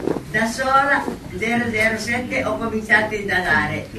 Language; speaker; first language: Italian; non-native, local second language; Somali